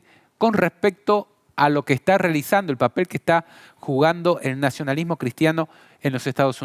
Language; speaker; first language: Spanish; native; Spanish